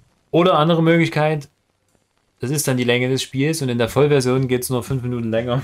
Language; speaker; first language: German; native; German